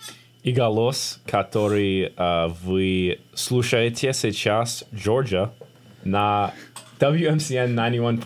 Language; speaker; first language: Russian; non-native, learner; English